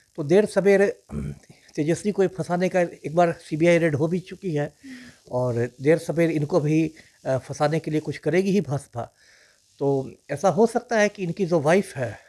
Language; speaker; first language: Hindi; native; Hindi